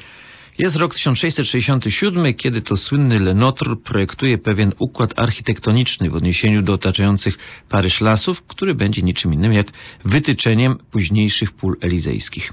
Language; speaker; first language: Polish; native; Polish